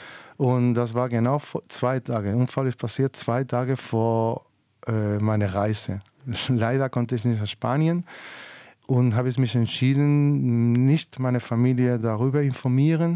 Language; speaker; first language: German; non-native, fluent; Spanish